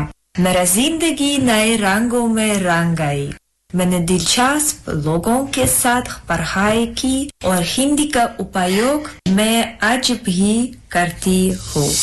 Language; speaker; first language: Hindi; non-native, fluent; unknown